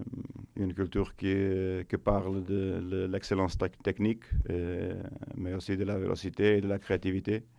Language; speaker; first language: French; non-native, fluent; Portuguese